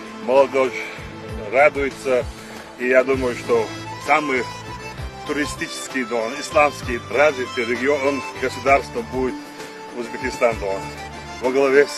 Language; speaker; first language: Russian; non-native, local second language; Chechen